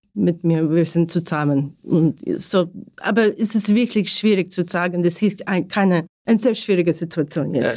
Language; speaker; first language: German; non-native, learner; Ukrainian